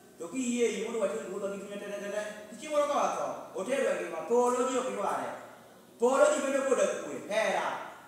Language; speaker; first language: Swahili; non-native, local second language; Luo (Kenya and Tanzania)